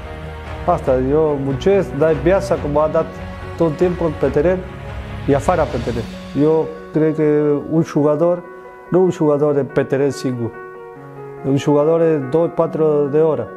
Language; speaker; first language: Romanian; non-native, learner; Spanish